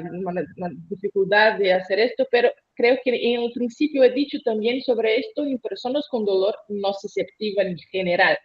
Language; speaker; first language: Spanish; non-native, learner; Portuguese